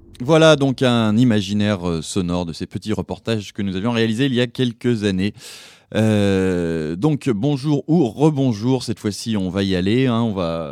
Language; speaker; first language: French; native; French